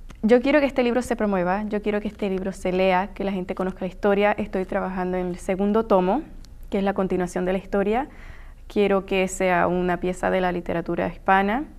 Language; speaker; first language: Spanish; native; Spanish